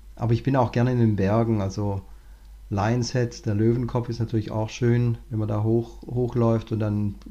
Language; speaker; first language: German; native; German